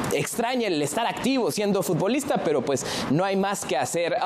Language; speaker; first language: Spanish; native; Spanish